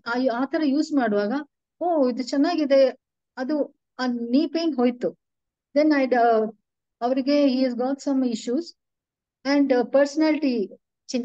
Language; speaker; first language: Kannada; non-native, local second language; Tulu